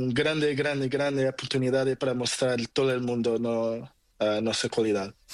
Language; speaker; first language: Spanish; non-native, learner; Portuguese